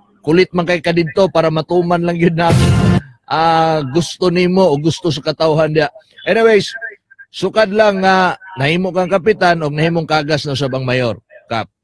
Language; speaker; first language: Cebuano; native; Cebuano